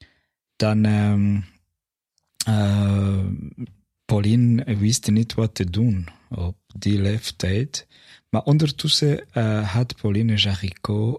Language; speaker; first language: Dutch; non-native, fluent; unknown